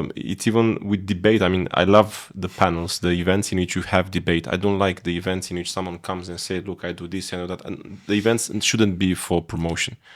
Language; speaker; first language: English; non-native, fluent; Romanian